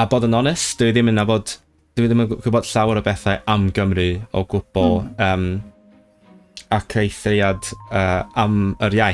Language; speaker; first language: Welsh; non-native, learner; Cantonese